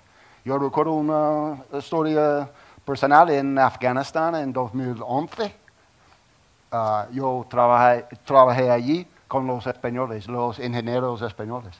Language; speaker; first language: Spanish; non-native, learner; English